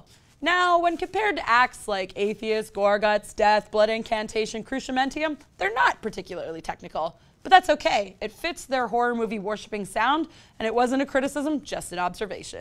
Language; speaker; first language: English; native; English